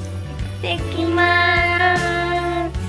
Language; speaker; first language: Japanese; native; Japanese